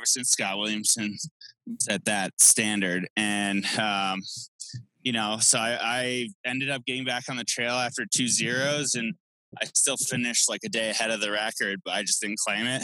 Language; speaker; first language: English; native; English